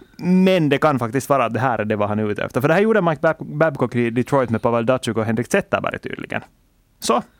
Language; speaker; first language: Swedish; native; Swedish